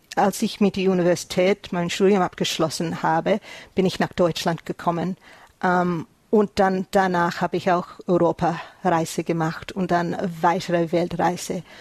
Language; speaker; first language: German; early bilingual, heritage; German